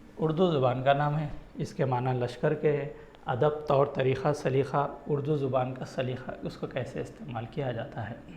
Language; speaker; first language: Urdu; native; Urdu